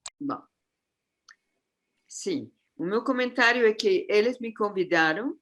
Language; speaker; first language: Portuguese; non-native, fluent; Spanish